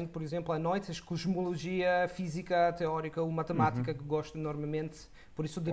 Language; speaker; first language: Portuguese; non-native, fluent; Italian